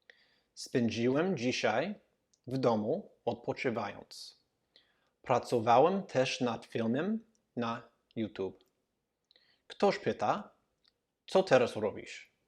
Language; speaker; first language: Polish; non-native, learner; English